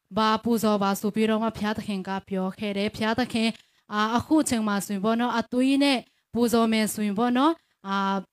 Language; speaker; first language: Burmese; non-native, local second language; Tedim Chin